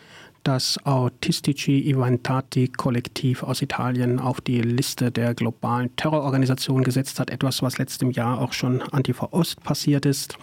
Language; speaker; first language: German; native; German